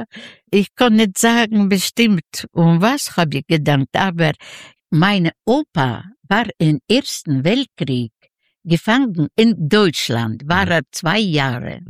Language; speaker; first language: German; non-native, fluent; Yiddish